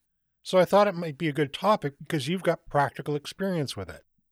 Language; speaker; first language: English; native; English